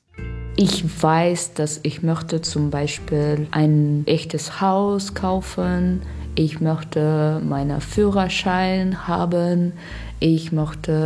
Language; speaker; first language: German; non-native, learner; Russian